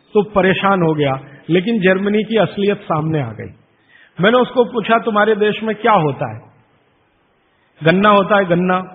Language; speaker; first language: Hindi; native; Hindi